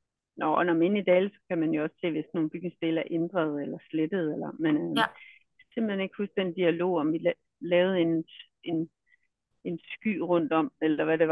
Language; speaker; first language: Danish; native; Danish